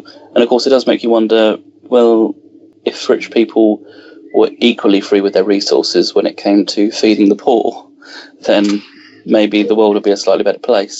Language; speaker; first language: English; native; English